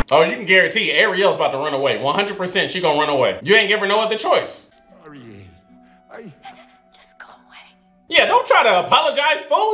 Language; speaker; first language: English; native; English